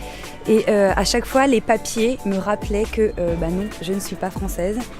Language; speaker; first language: French; early bilingual, other home language; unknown